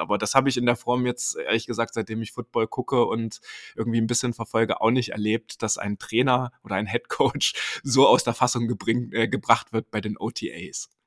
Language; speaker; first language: German; native; German